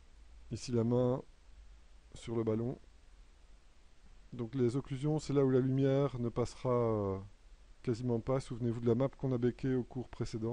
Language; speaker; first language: French; native; French